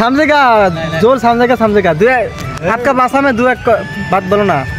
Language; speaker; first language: Hindi; non-native, local second language; Bangla